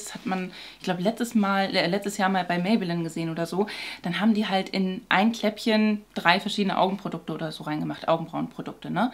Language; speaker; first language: German; native; German